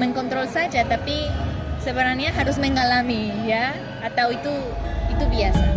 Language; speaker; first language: Indonesian; non-native, learner; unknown